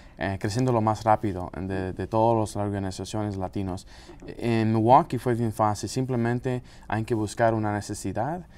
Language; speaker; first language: Spanish; non-native, local second language; English